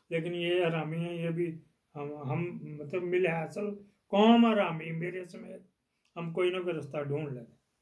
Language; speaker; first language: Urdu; non-native, local second language; Punjabi